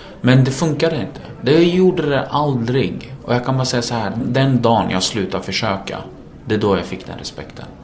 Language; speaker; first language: Swedish; early bilingual, other home language; Kurdish